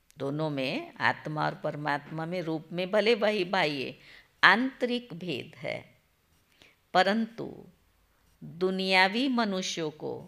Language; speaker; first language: Hindi; non-native, local second language; Gujarati